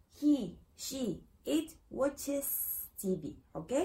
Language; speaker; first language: English; non-native, learner; Spanish